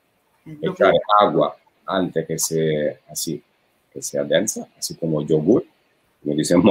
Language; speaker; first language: Spanish; non-native, fluent; Italian